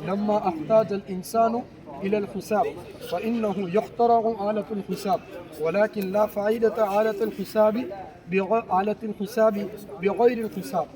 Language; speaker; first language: Arabic; non-native, learner; Urdu